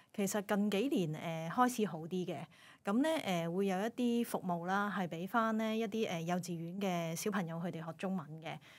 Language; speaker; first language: Cantonese; native; Cantonese